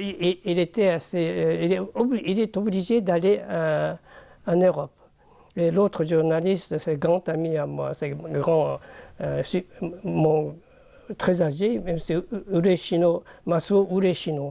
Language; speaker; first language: French; non-native, fluent; Japanese